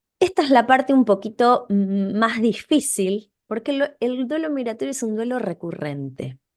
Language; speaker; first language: Spanish; native; Spanish